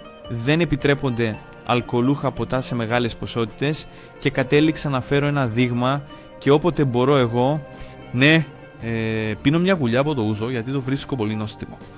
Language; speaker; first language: Greek; non-native, learner; Portuguese